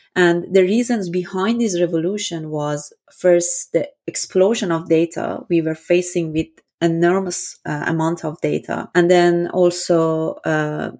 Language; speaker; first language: English; non-native, fluent; Persian